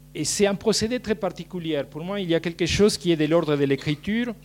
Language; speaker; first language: French; non-native, fluent; Spanish